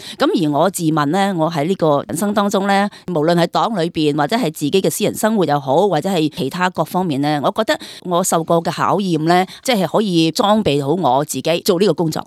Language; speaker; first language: Cantonese; native; Cantonese